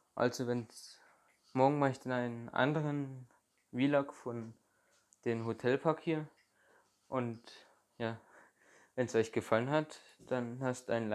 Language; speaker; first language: German; native; German